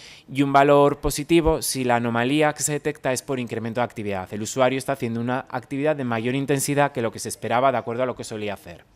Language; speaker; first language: Spanish; native; Spanish